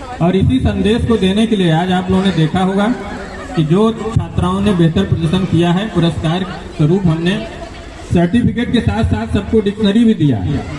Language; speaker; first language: Hindi; native; Hindi